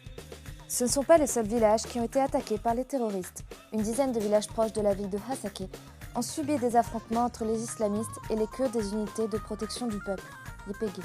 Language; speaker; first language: French; native; French